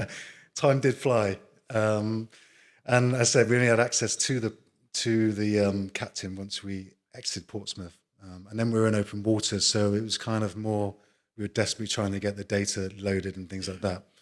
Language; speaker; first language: English; native; English